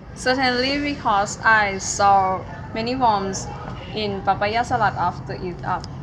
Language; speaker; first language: English; non-native, learner; Thai